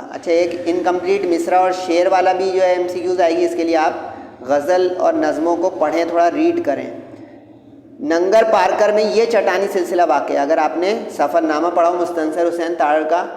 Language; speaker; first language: Urdu; native; Urdu